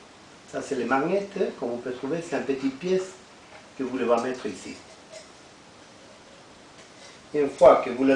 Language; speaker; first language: French; non-native, fluent; Spanish